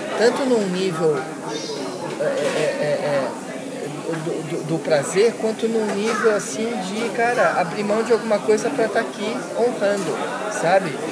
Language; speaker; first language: Portuguese; early bilingual, heritage; Portuguese